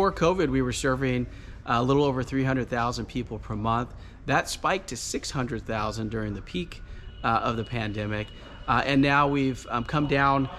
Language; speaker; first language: English; native; English